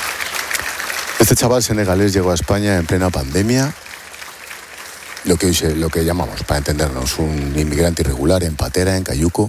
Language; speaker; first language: Spanish; native; Spanish